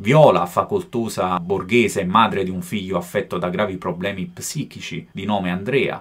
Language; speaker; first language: Italian; native; Italian